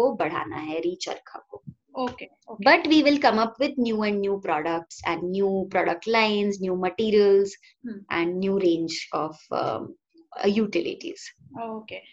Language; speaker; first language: Hindi; non-native, local second language; Marathi